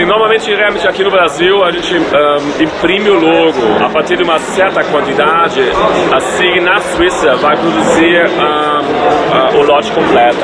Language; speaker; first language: Portuguese; non-native, fluent; German